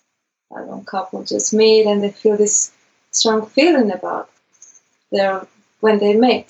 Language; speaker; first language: English; non-native, learner; Greek